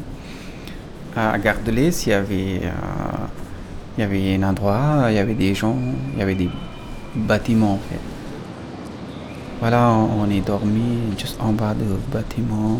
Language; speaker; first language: French; non-native, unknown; Pashto